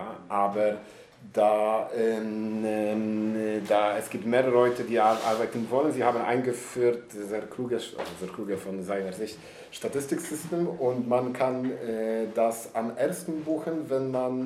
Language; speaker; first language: German; non-native, learner; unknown